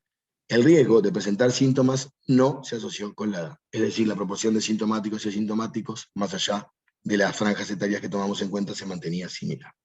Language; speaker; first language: Spanish; native; Spanish